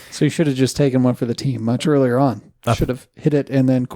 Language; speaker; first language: English; native; English